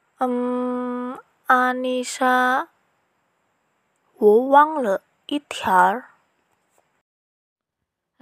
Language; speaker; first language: Chinese; non-native, learner; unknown